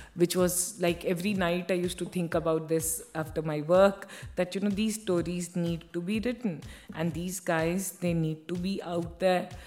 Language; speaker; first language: English; non-native, local second language; Hindi